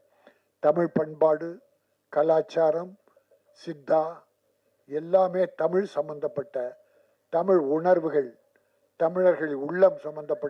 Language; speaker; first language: Tamil; native; Tamil